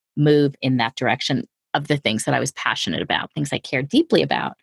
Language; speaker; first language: English; native; English